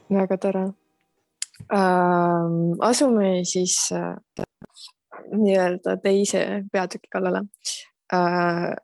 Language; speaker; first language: Estonian; native; Estonian